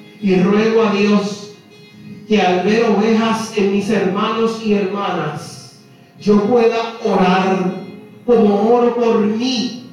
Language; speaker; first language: Spanish; native; Spanish